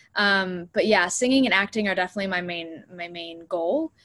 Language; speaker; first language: English; native; English